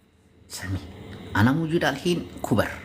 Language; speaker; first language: Arabic; non-native, learner; Amharic